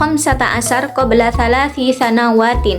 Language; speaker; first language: Arabic; non-native, learner; Indonesian